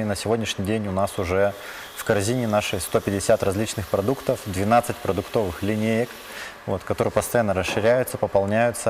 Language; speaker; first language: Russian; native; Russian